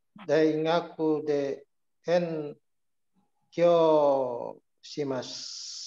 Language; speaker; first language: Japanese; non-native, learner; Indonesian